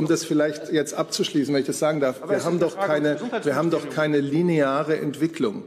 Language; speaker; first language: German; native; German